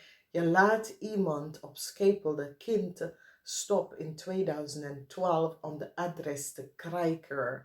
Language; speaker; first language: Dutch; non-native, fluent; English